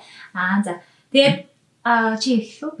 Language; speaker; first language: Mongolian; native; Mongolian